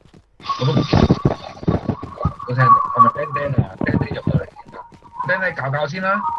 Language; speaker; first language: Chinese; native; Chinese